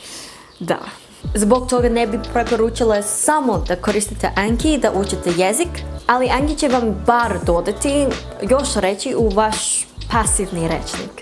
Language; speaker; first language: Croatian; non-native, fluent; English